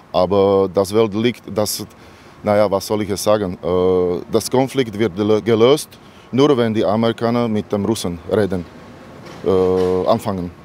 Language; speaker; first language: German; non-native, learner; Slovak